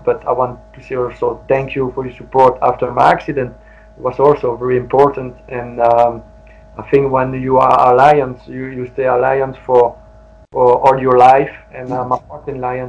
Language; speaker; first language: English; non-native, learner; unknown